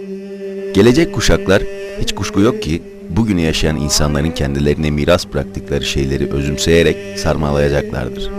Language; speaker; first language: Turkish; native; Turkish